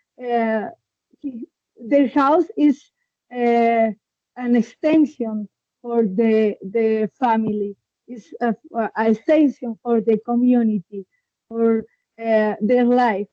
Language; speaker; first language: English; non-native, learner; Spanish